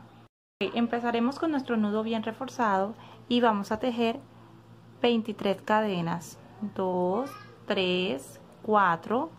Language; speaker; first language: Spanish; native; Spanish